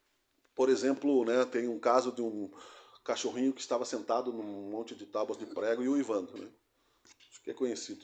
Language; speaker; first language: Portuguese; native; Portuguese